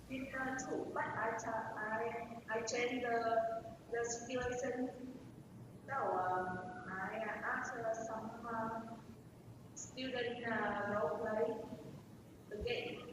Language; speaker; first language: English; non-native, learner; Vietnamese